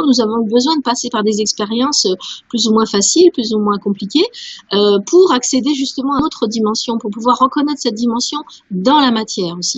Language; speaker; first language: French; native; French